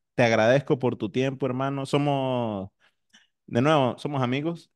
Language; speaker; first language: Spanish; native; Spanish